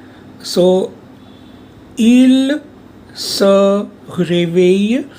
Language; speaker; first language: French; non-native, fluent; Hindi